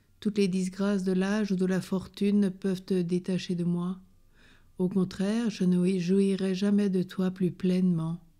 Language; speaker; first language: French; native; French